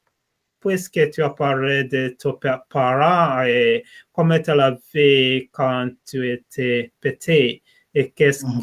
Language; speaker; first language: French; non-native, learner; English